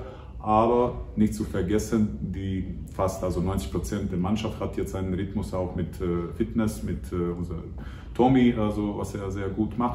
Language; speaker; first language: German; non-native, fluent; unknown